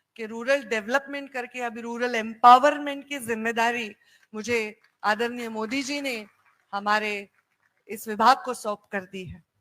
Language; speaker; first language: Hindi; non-native, local second language; Marathi